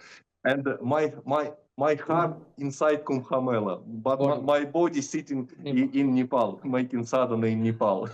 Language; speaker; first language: English; non-native, learner; Russian